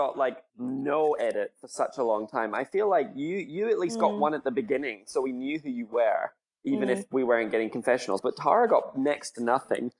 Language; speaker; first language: English; native; English